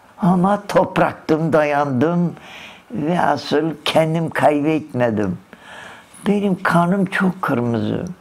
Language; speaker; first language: Turkish; early bilingual, other home language; Kurdish